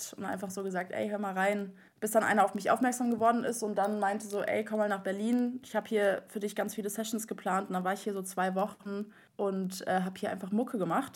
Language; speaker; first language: German; native; German